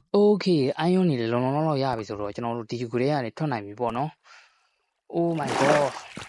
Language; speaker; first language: Burmese; native; Burmese